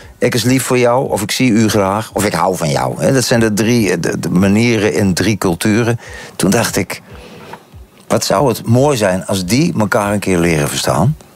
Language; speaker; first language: Dutch; native; Dutch